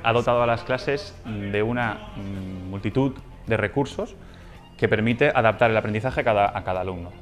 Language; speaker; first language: Spanish; native; Spanish